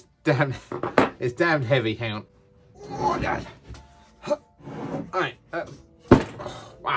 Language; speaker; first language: English; native; English